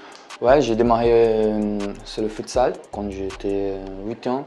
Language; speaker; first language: French; non-native, learner; Portuguese